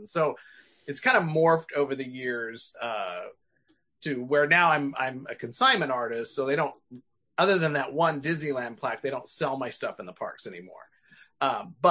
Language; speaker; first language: English; native; English